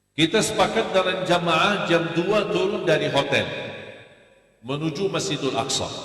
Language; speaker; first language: Malay; non-native, fluent; Arabic